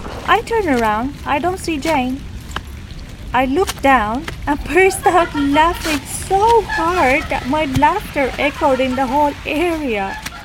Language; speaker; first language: English; non-native, fluent; Persian